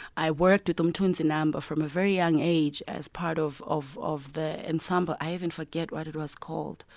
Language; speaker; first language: English; non-native, local second language; Zulu